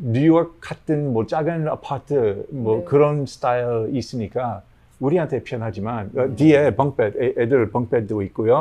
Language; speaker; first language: Korean; non-native, learner; English